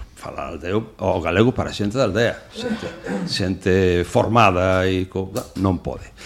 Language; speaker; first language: Galician; non-native, local second language; Spanish